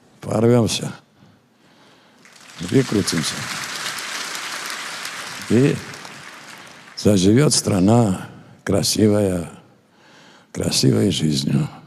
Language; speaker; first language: Russian; non-native, local second language; Georgian